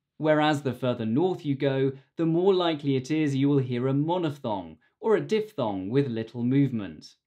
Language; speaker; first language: English; native; English